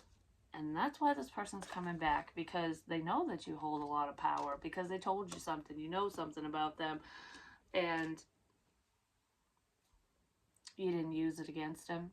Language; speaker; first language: English; native; English